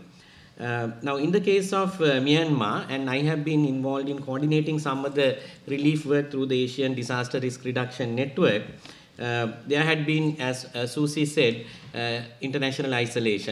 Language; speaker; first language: English; non-native, local second language; Sinhala